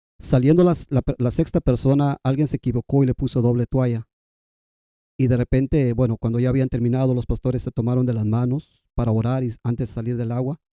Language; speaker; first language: Spanish; non-native, local second language; Kʼicheʼ